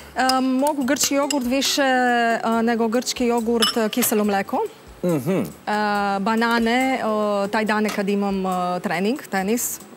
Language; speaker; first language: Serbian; non-native, learner; Romanian